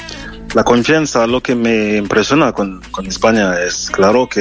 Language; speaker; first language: Spanish; non-native, fluent; French